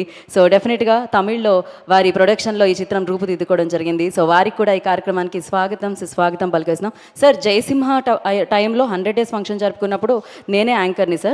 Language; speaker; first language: Telugu; native; Telugu